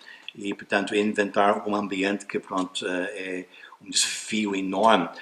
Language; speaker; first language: Portuguese; non-native, fluent; English